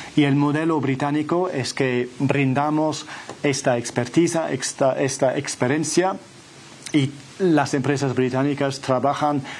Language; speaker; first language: Spanish; non-native, fluent; English